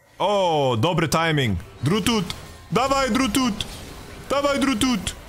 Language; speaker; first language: Polish; non-native, learner; Swedish